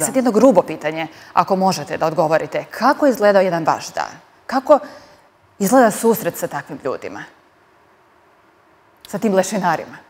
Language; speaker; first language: Serbian; native; Serbian